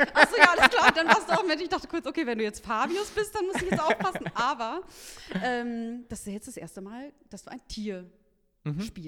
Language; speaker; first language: German; native; German